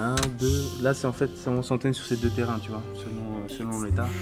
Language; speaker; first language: French; native; French